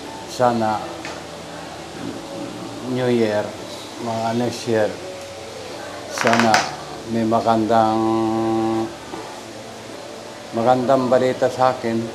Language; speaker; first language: Filipino; non-native, learner; Japanese